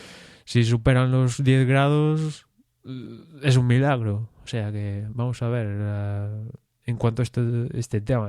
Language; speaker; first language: Spanish; native; Spanish